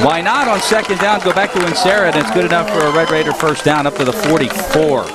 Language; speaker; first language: English; native; English